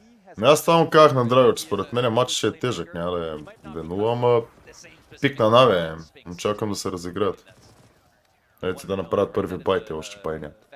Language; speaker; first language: Bulgarian; native; Bulgarian